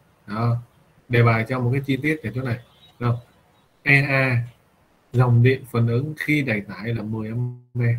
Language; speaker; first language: Vietnamese; native; Vietnamese